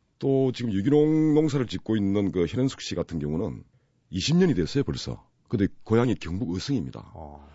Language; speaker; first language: Korean; native; Korean